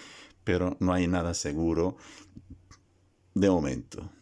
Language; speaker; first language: Spanish; non-native, fluent; Arabic